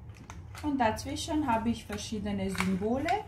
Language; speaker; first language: German; non-native, fluent; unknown